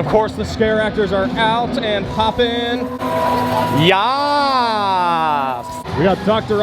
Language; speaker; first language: English; native; English